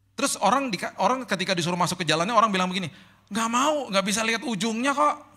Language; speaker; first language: Indonesian; native; Indonesian